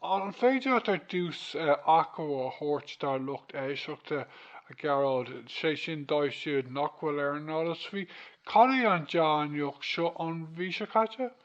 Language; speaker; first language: Irish; non-native, fluent; English